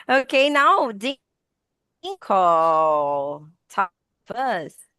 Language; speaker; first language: English; non-native, learner; Portuguese